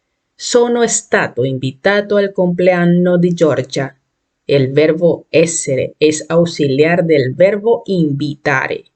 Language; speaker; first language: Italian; non-native, fluent; Spanish